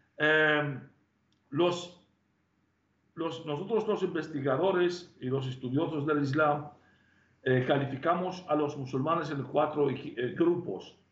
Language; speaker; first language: Spanish; non-native, fluent; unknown